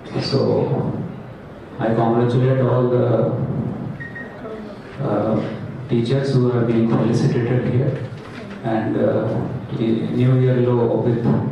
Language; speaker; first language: English; non-native, local second language; Telugu